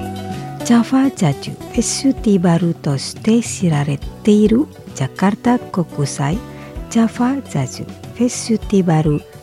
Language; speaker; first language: Japanese; non-native, fluent; Indonesian